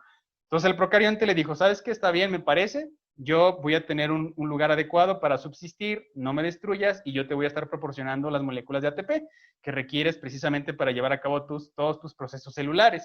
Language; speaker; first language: Spanish; native; Spanish